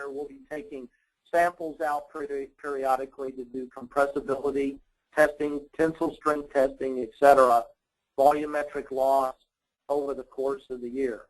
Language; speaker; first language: English; native; English